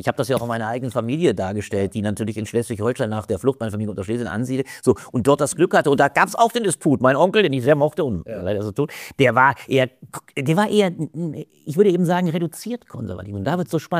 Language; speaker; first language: German; native; German